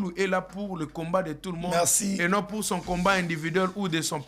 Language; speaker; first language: French; non-native, local second language; Lingala